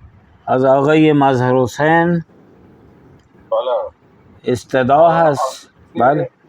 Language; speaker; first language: Persian; non-native, fluent; Urdu